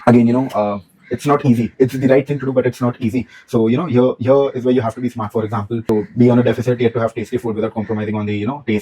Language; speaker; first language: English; non-native, local second language; Hindi